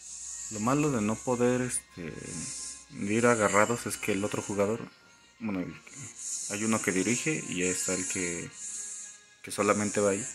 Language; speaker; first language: Spanish; native; Spanish